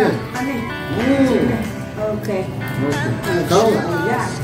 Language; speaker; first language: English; non-native, learner; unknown